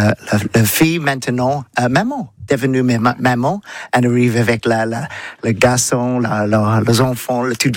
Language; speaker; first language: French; non-native, learner; English